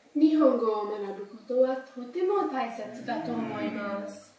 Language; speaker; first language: Japanese; non-native, learner; English